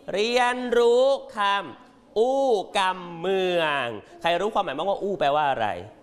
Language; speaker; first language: Thai; native; Thai